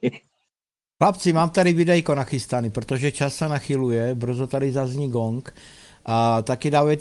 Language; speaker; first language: Czech; native; Czech